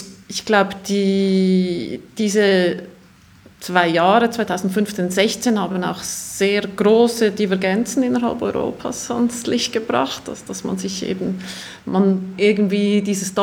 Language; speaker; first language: German; native; German